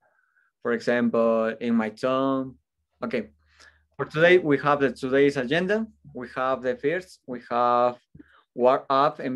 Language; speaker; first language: English; non-native, fluent; Spanish